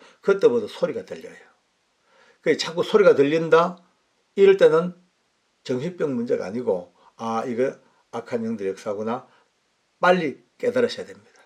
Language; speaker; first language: Korean; native; Korean